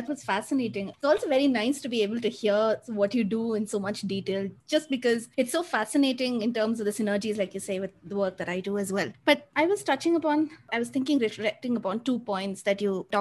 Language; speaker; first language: English; non-native, local second language; Malayalam